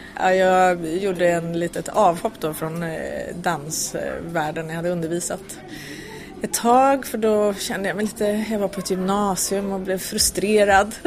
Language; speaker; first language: Swedish; native; Swedish